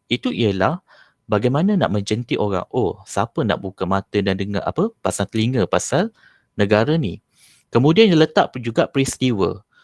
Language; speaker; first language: Malay; native; Malay